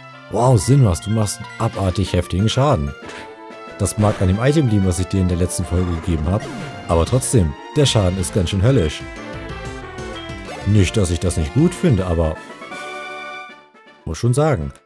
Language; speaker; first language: German; native; German